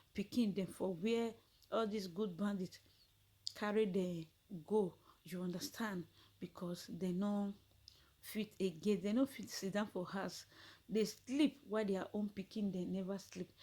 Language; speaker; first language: Nigerian Pidgin; native; Nigerian Pidgin